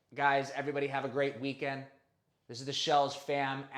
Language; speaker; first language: English; native; English